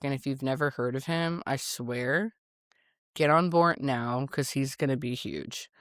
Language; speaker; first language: English; native; English